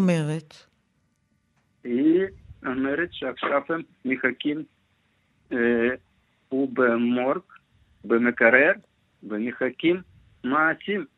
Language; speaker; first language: Hebrew; non-native, learner; Russian